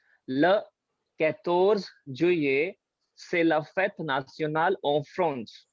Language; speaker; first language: French; non-native, learner; Hindi